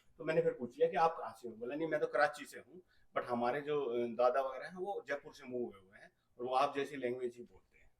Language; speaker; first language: Hindi; native; Hindi